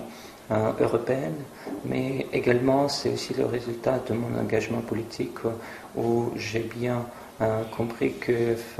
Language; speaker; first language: French; non-native, fluent; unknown